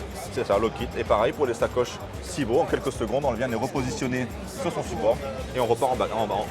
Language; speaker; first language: French; native; French